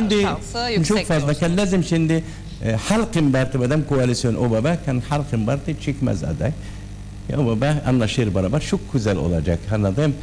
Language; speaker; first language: Turkish; non-native, learner; Arabic